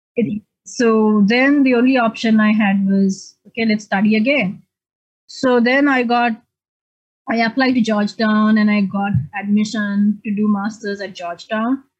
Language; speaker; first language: English; non-native, local second language; Sinhala